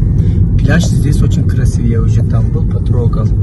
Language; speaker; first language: Russian; non-native, fluent; Turkish